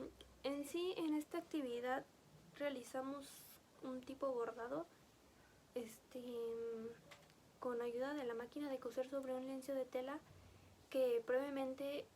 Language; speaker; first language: Spanish; native; Spanish